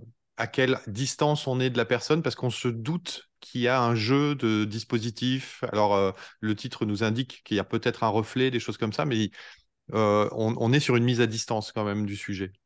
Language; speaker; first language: French; native; French